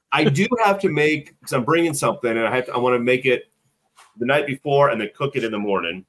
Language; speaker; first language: English; native; English